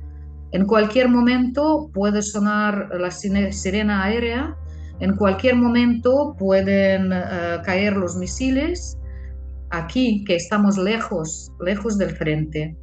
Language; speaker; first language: Spanish; non-native, fluent; Ukrainian